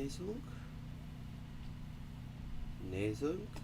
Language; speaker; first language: Hungarian; non-native, learner; English